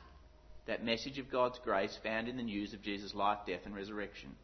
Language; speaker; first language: English; native; English